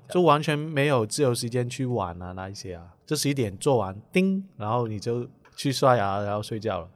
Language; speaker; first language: Chinese; non-native, local second language; Cantonese